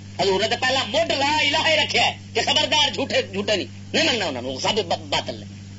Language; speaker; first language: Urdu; non-native, local second language; Punjabi